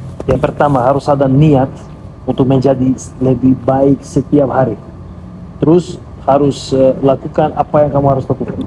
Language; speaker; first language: Indonesian; non-native, fluent; Serbian